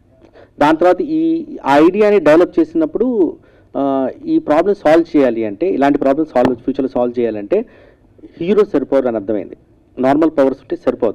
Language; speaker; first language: Telugu; native; Telugu